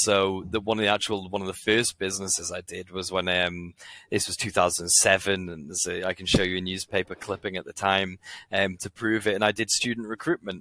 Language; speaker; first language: English; native; English